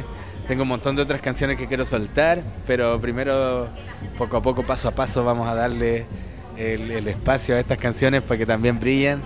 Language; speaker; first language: Spanish; native; Spanish